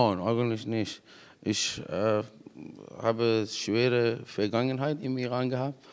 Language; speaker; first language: German; non-native, fluent; Persian